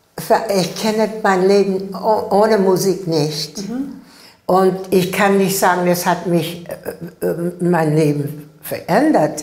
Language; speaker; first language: German; non-native, learner; English